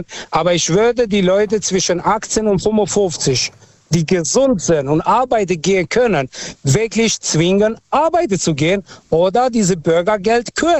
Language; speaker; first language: German; non-native, fluent; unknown